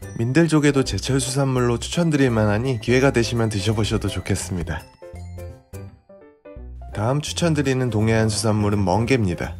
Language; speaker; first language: Korean; native; Korean